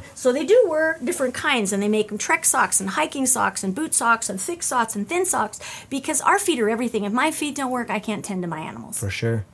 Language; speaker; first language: English; native; English